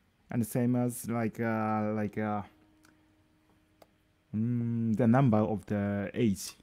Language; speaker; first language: English; non-native, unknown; Japanese